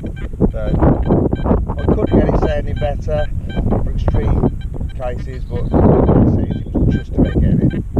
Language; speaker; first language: English; native; English